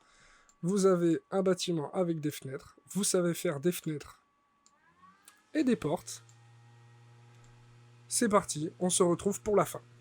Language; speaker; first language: French; native; French